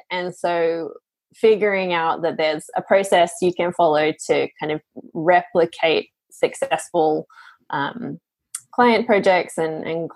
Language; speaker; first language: English; native; English